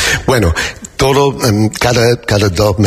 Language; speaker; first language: Spanish; non-native, learner; English